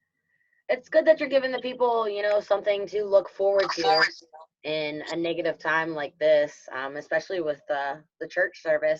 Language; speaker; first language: English; native; English